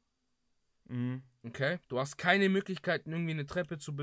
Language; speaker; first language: German; early bilingual, other home language; Greek